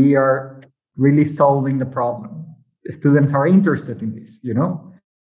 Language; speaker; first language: English; non-native, fluent; Spanish